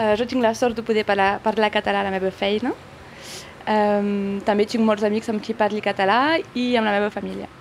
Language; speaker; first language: Catalan; non-native, local second language; French